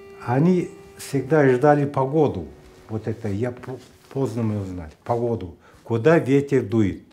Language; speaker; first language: Russian; native; Russian